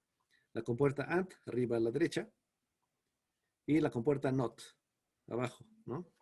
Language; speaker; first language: Spanish; native; Spanish